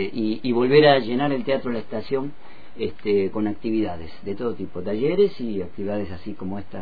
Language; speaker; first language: Spanish; native; Spanish